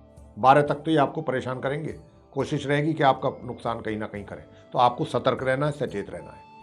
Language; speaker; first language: Hindi; native; Hindi